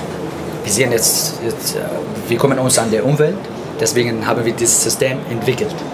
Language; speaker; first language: German; non-native, fluent; Arabic